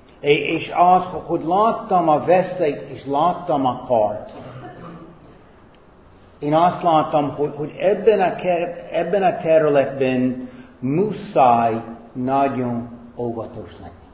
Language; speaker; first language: Hungarian; non-native, fluent; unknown